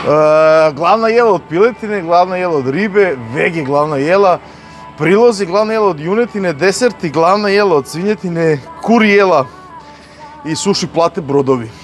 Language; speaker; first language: Bosnian; native; Bosnian